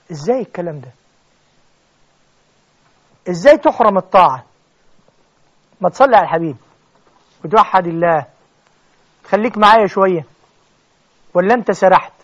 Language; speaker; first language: Arabic; native; Arabic